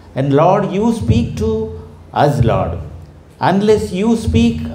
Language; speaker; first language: English; non-native, local second language; Telugu